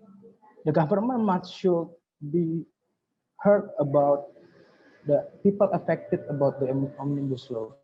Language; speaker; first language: English; non-native, learner; Indonesian